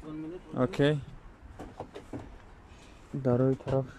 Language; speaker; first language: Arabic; non-native, learner; Tajik